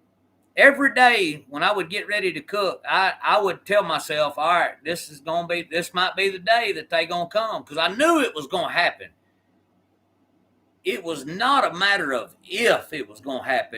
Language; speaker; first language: English; native; English